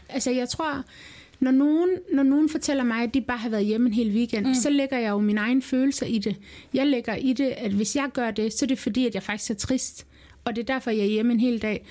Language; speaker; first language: Danish; early bilingual, other home language; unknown